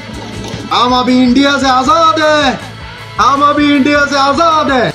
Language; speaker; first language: Hindi; non-native, learner; Bangla